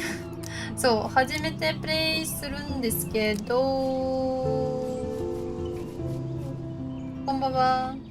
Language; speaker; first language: Japanese; non-native, learner; Russian